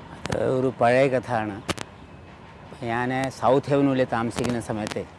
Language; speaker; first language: Malayalam; non-native, local second language; Hindi